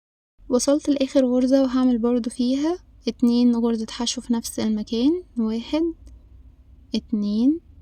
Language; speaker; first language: Arabic; native; Arabic